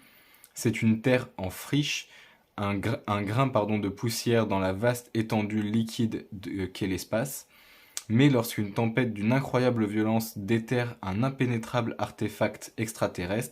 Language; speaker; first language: French; native; French